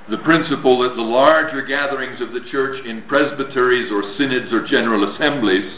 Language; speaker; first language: English; native; English